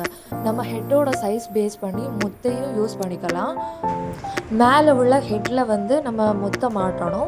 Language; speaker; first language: Tamil; native; Tamil